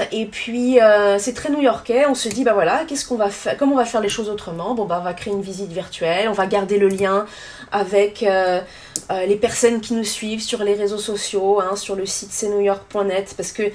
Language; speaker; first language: French; native; French